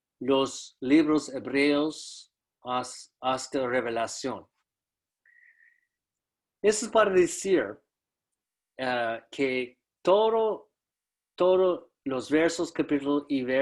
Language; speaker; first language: Spanish; non-native, fluent; English